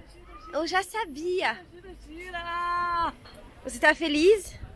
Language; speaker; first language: Portuguese; non-native, learner; French